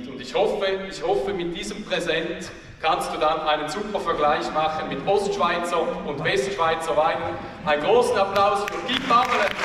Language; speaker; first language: German; native; German